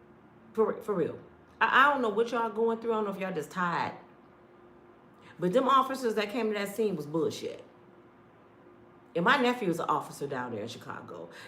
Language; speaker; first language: English; native; English